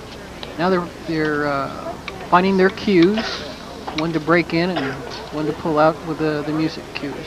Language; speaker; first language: English; native; English